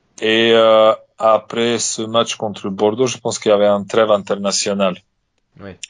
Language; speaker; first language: French; non-native, fluent; Serbian